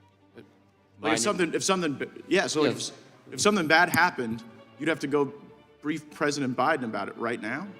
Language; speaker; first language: English; native; English